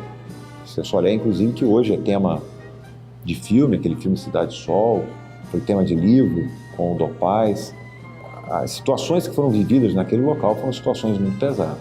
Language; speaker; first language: Portuguese; native; Portuguese